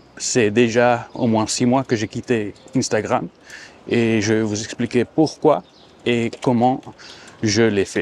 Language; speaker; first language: French; non-native, fluent; Spanish